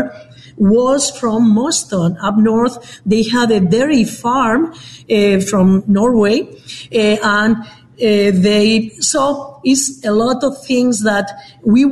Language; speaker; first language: English; non-native, fluent; Spanish